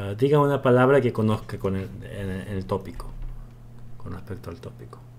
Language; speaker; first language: Spanish; early bilingual, other home language; Korean